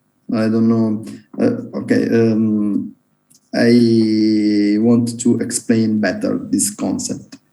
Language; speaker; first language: English; non-native, learner; Italian